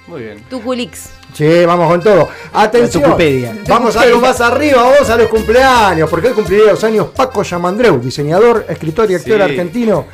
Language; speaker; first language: Spanish; native; Spanish